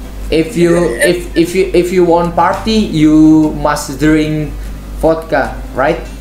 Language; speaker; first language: English; non-native, learner; Indonesian